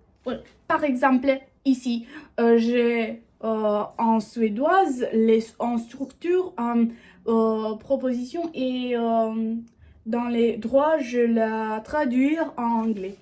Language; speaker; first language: French; non-native, learner; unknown